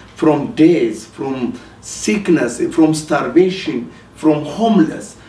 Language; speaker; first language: English; non-native, fluent; Amharic